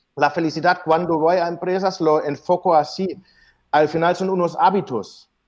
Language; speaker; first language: Spanish; non-native, fluent; German